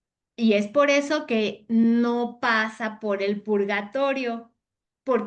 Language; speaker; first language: Spanish; native; Spanish